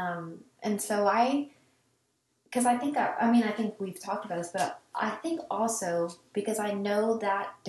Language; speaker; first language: English; native; English